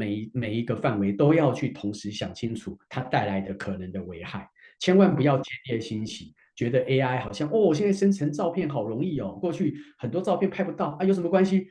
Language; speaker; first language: Chinese; native; Chinese